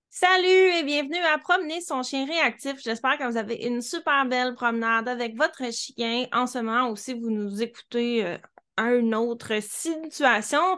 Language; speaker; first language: French; native; French